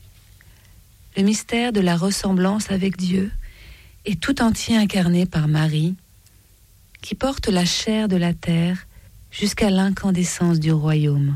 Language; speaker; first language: French; native; French